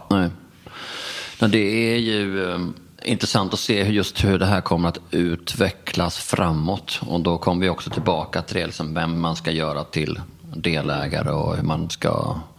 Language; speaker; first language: Swedish; native; Swedish